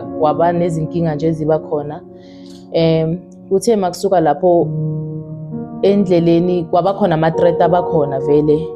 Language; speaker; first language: Zulu; native; Zulu